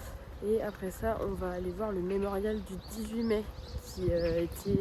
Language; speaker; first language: French; native; French